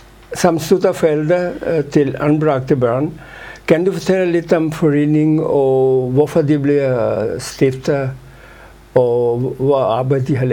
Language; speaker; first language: Danish; non-native, fluent; Urdu